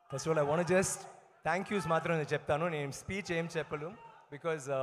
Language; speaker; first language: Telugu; non-native, learner; Tamil